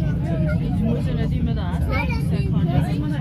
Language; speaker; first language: German; native; German